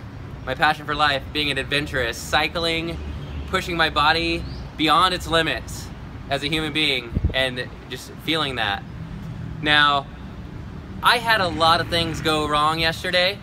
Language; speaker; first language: English; native; English